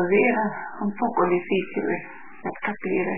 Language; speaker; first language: Italian; early bilingual, heritage; Italian